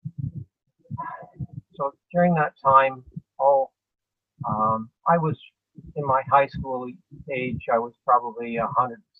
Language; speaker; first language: English; native; English